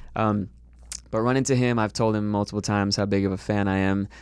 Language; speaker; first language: English; native; English